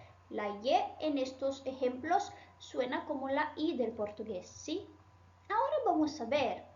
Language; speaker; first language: Spanish; non-native, fluent; Portuguese